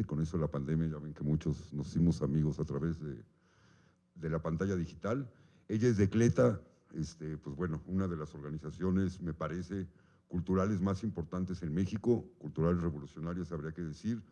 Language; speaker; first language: Spanish; native; Spanish